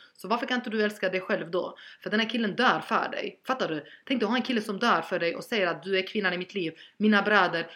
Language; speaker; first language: Swedish; early bilingual, other home language; Albanian